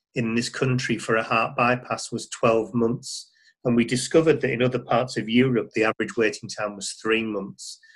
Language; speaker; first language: English; native; English